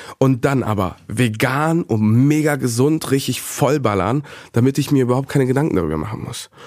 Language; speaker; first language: German; early bilingual, other home language; Bosnian